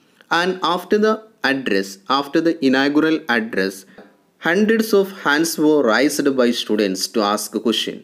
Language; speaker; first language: English; non-native, local second language; Malayalam